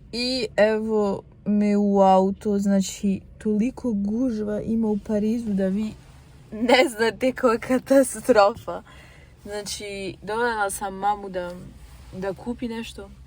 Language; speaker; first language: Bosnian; early bilingual, heritage; Serbian